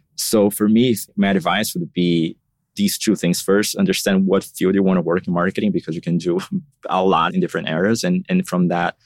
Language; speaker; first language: English; non-native, fluent; Portuguese